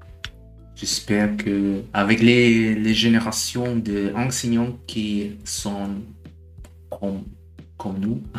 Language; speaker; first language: French; non-native, learner; German